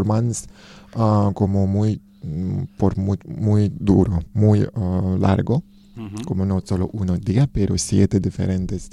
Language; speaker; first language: Spanish; non-native, learner; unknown